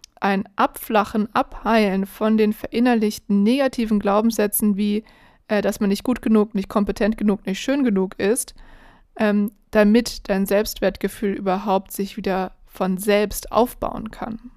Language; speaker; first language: German; native; German